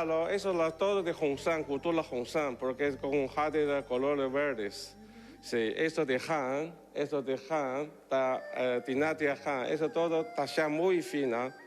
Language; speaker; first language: Spanish; non-native, learner; Chinese